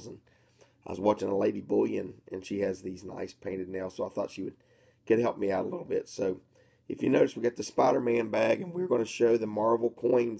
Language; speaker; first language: English; native; English